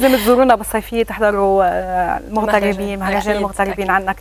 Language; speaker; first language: Arabic; native; Arabic